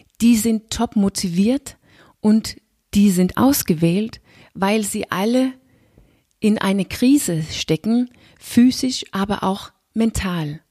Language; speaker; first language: German; non-native, fluent; Danish